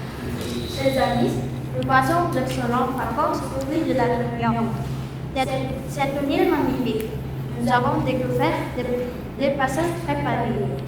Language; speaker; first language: French; non-native, learner; Indonesian